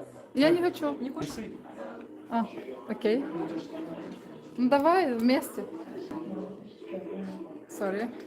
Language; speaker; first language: Russian; non-native, local second language; Romanian